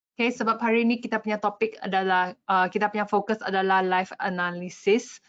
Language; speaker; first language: Malay; non-native, local second language; English